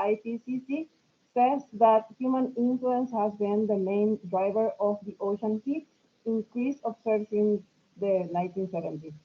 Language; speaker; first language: English; non-native, learner; Spanish